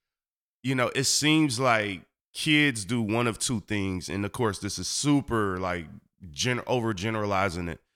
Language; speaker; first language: English; native; English